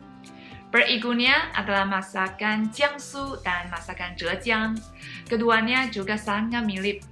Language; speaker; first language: Indonesian; non-native, fluent; Chinese